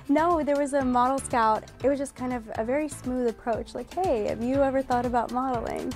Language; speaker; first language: English; native; English